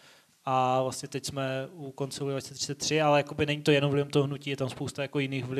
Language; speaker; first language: Czech; native; Czech